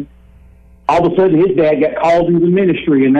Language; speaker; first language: English; native; English